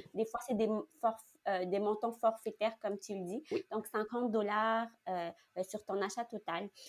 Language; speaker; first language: French; non-native, local second language; Malagasy